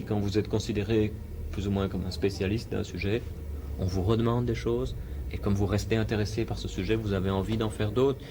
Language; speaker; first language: French; native; French